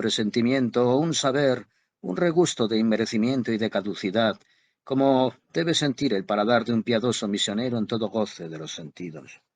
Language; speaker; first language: Spanish; native; Spanish